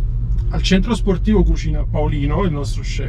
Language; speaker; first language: Italian; native; Italian